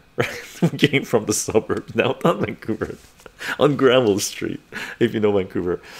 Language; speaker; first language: English; early bilingual, other home language; Persian